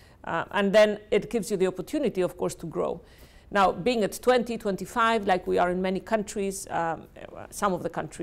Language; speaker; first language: English; non-native, fluent; Spanish